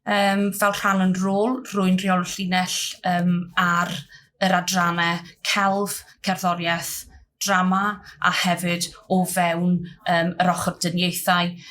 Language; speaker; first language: Welsh; native; Welsh